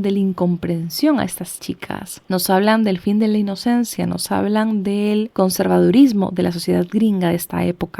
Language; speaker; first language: Spanish; native; Spanish